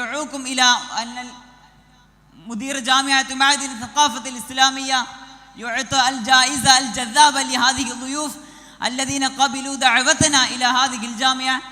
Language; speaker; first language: Arabic; non-native, learner; Malayalam